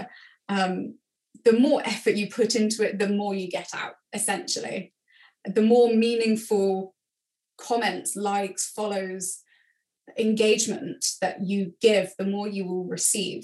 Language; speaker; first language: English; native; English